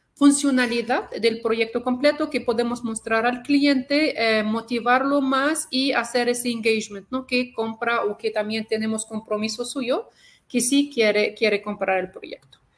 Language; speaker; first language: Spanish; non-native, fluent; Arabic